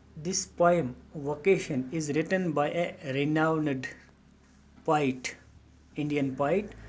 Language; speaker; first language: English; non-native, local second language; Urdu